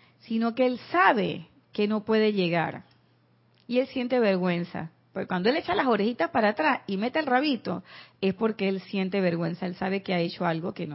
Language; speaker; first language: Spanish; native; Spanish